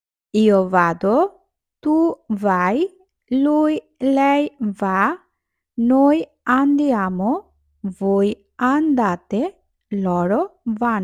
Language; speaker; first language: Italian; non-native, fluent; Bangla